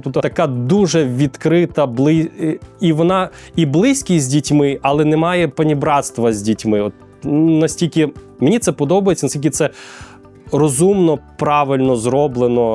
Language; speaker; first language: Ukrainian; native; Ukrainian